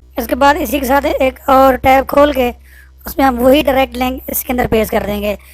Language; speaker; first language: Urdu; non-native, local second language; Punjabi